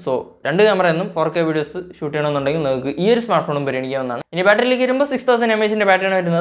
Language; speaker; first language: Malayalam; native; Malayalam